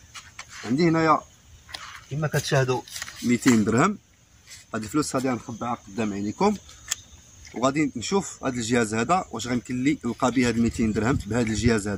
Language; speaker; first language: Arabic; native; Arabic